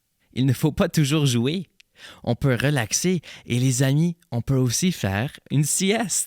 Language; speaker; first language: French; native; French